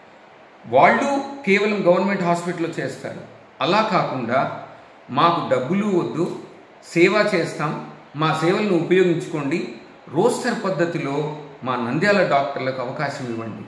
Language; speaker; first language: Telugu; native; Telugu